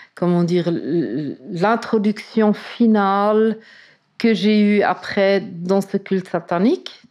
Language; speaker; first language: French; native; French